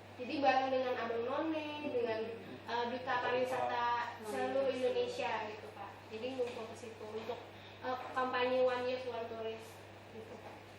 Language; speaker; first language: Indonesian; native; Indonesian